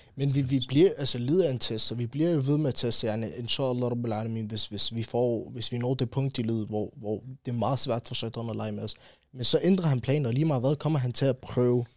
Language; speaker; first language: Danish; early bilingual, other home language; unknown